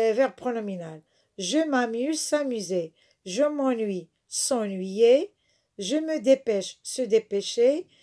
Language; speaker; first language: French; non-native, local second language; Arabic